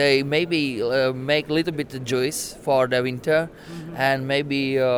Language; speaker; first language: English; non-native, learner; Latvian